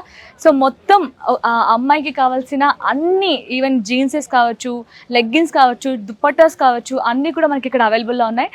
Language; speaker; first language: Telugu; native; Telugu